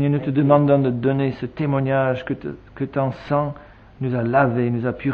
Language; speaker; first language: French; native; French